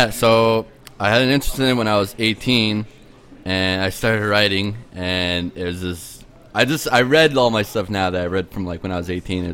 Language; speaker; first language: English; early bilingual, other home language; Polish